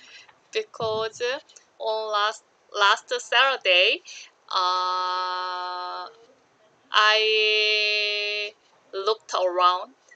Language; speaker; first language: English; non-native, learner; Korean